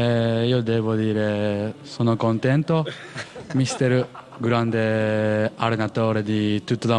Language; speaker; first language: Italian; non-native, learner; Japanese